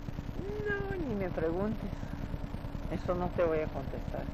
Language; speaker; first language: Spanish; early bilingual, other home language; Russian